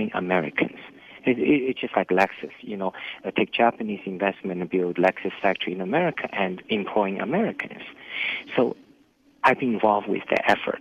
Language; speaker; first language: English; non-native, fluent; Chinese